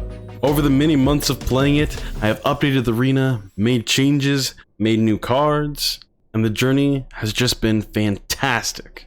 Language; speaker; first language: English; native; English